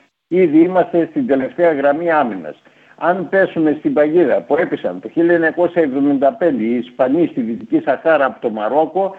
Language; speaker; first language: Greek; native; Greek